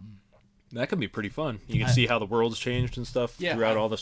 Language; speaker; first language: English; native; English